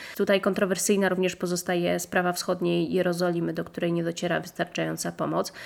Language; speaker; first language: Polish; native; Polish